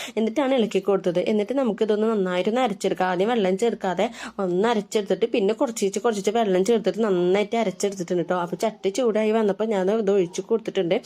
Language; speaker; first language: Malayalam; native; Malayalam